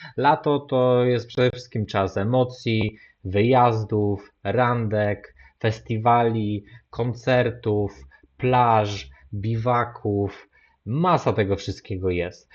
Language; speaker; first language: Polish; native; Polish